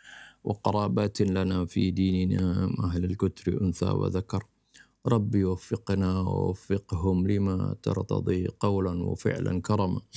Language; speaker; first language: Arabic; non-native, fluent; Indonesian